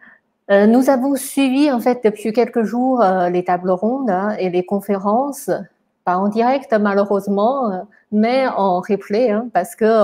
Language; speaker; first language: French; non-native, fluent; Chinese